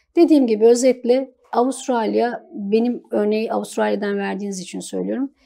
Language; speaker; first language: Turkish; native; Turkish